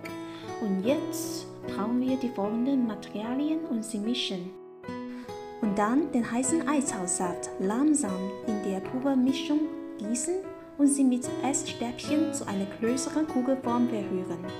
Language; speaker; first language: German; non-native, fluent; Chinese